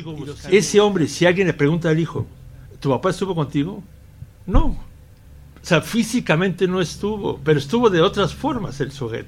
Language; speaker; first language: Spanish; native; Spanish